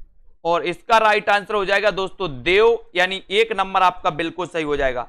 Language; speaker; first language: Hindi; native; Hindi